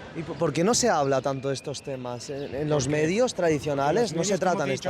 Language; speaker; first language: Spanish; native; Spanish